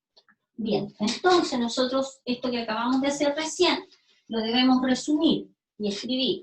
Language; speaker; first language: Spanish; native; Spanish